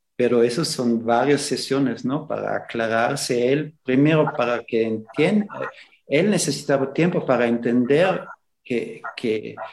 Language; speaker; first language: Spanish; non-native, fluent; German